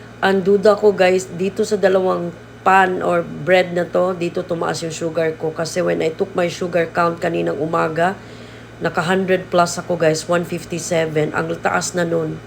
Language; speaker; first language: Filipino; non-native, local second language; Cebuano